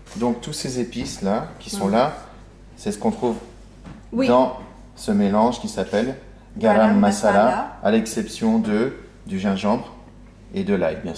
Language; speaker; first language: French; native; French